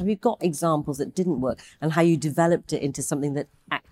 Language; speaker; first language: English; native; English